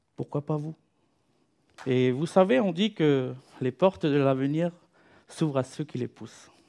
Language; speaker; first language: French; non-native, fluent; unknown